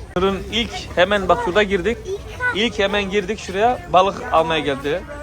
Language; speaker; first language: Turkish; native; Turkish